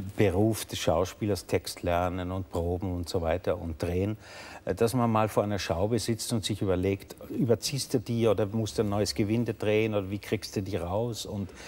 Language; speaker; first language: German; native; German